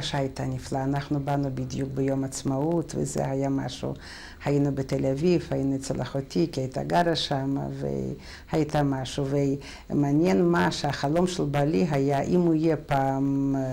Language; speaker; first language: Hebrew; non-native, fluent; Russian